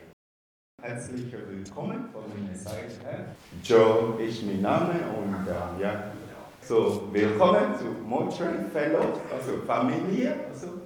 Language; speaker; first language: German; non-native, learner; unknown